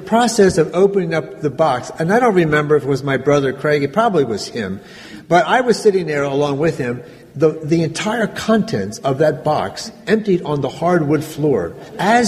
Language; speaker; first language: English; native; English